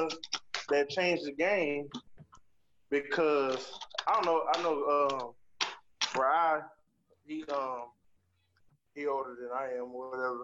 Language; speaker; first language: English; native; English